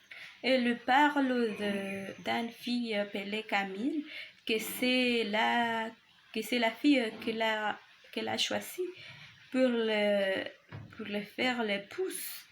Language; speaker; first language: French; non-native, learner; Spanish